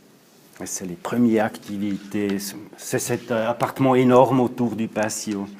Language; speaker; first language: French; non-native, local second language; German